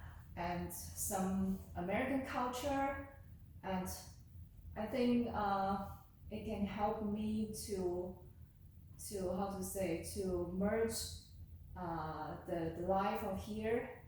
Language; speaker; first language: English; non-native, learner; Chinese